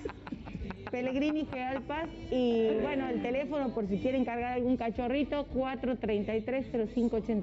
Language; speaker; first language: Spanish; native; Spanish